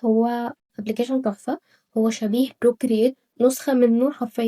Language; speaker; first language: Arabic; native; Arabic